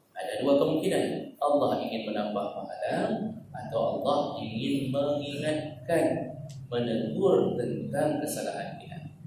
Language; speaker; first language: Malay; non-native, local second language; Achinese